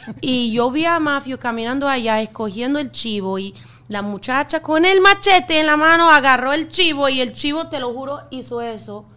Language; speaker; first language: Spanish; non-native, fluent; English